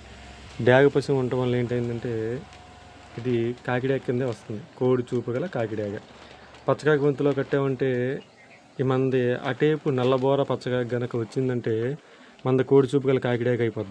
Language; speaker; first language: Telugu; native; Telugu